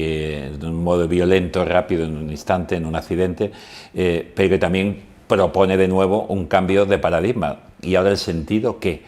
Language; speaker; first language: Spanish; native; Spanish